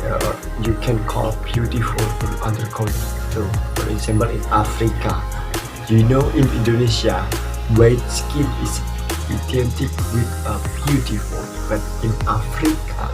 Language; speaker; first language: English; non-native, learner; Indonesian